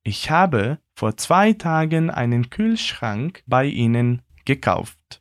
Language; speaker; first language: German; non-native, fluent; Portuguese